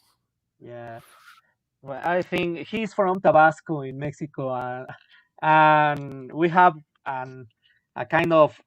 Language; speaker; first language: English; non-native, local second language; Spanish